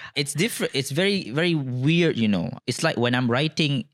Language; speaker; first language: English; non-native, local second language; Malay